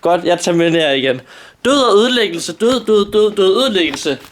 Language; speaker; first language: Danish; native; Danish